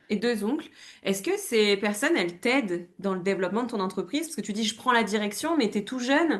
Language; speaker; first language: French; native; French